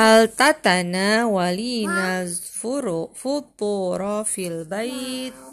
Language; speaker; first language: Arabic; non-native, learner; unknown